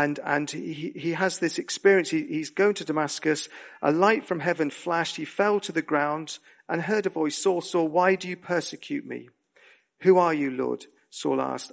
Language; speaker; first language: English; native; English